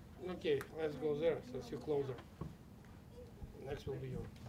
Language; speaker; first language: English; non-native, fluent; Russian